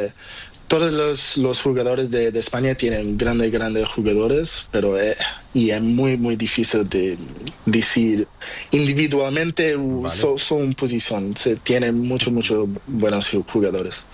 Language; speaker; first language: Spanish; non-native, learner; Portuguese